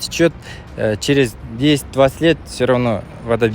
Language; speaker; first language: Russian; non-native, local second language; Kazakh